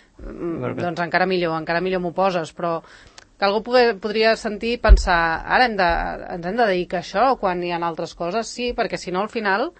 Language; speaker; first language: Catalan; native; Catalan